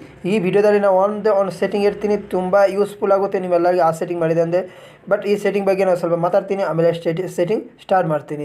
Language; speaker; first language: Kannada; non-native, local second language; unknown